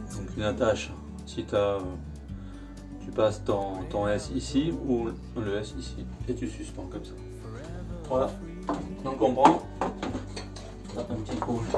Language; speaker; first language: French; native; French